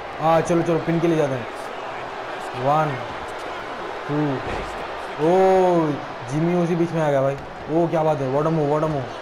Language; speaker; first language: Hindi; native; Hindi